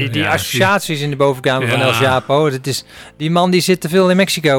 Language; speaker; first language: Dutch; native; Dutch